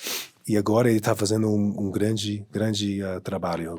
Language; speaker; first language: Portuguese; non-native, fluent; English